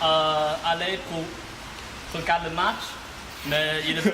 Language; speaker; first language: French; non-native, learner; Portuguese